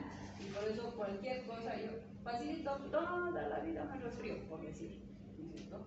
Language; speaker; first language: Spanish; native; Spanish